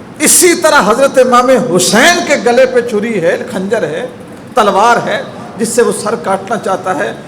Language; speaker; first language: Urdu; non-native, local second language; Punjabi